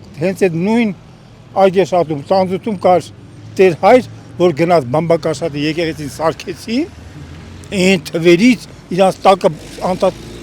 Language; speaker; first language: Armenian; native; Armenian